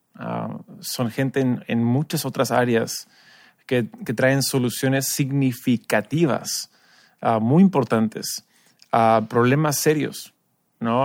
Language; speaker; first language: Spanish; early bilingual, other home language; English